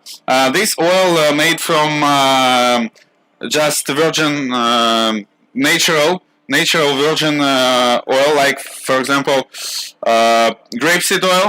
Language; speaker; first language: English; non-native, learner; Russian